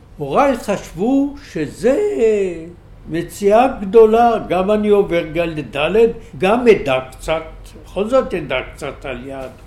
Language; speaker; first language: Hebrew; native; Hebrew